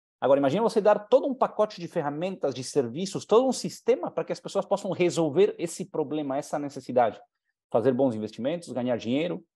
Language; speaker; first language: Portuguese; non-native, fluent; Spanish